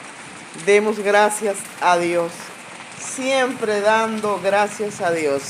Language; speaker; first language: Spanish; native; Spanish